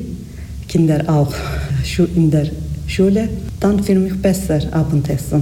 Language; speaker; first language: German; non-native, learner; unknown